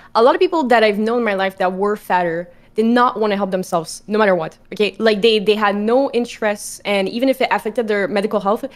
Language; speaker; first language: English; non-native, fluent; French